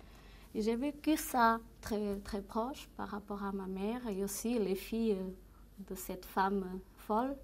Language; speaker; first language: French; non-native, fluent; Portuguese